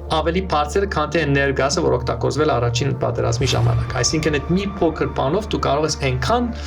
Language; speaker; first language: Armenian; early bilingual, heritage; Armenian